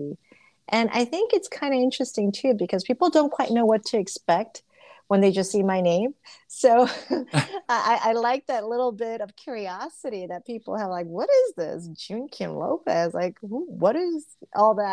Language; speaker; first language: English; early bilingual, other home language; Korean